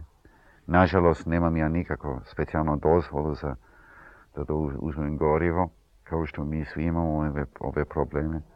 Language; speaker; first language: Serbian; early bilingual, heritage; Serbian